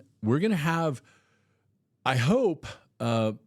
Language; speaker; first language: English; native; English